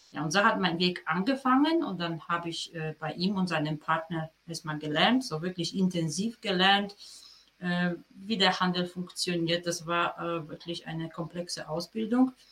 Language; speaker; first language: German; non-native, fluent; Polish